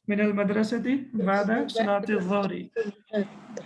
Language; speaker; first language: Arabic; non-native, fluent; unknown